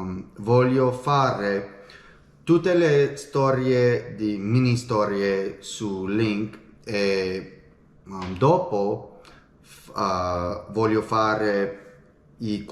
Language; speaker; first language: Italian; non-native, learner; English